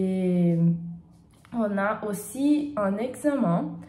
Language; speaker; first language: French; non-native, learner; Portuguese